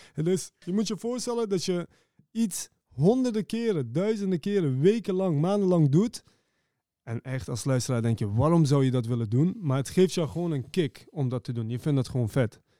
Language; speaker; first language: Dutch; early bilingual, other home language; Persian